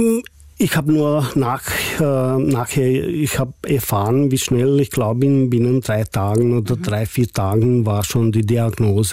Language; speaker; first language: German; non-native, fluent; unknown